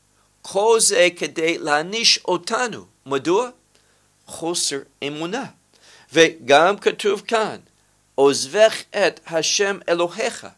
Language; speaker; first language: Hebrew; non-native, fluent; English